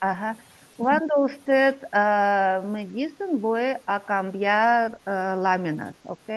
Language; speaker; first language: Spanish; non-native, learner; Russian